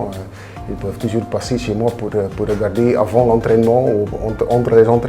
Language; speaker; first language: French; non-native, local second language; Dutch